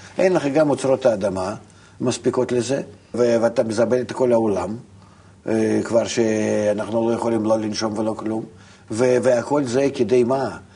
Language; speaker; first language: Hebrew; non-native, fluent; Russian